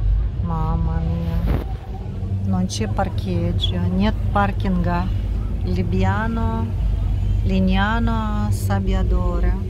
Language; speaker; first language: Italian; non-native, learner; Russian